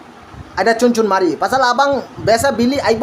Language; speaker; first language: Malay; non-native, learner; Bangla